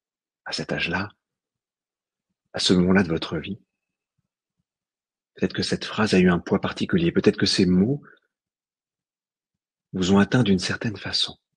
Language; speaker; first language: French; native; French